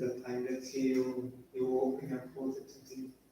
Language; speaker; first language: English; non-native, learner; Portuguese